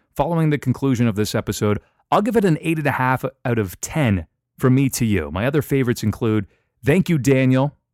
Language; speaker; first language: English; native; English